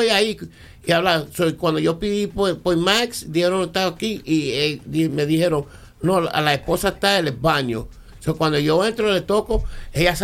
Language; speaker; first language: Spanish; early bilingual, heritage; Spanish